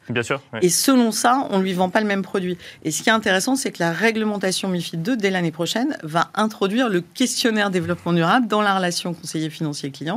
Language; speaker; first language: French; native; French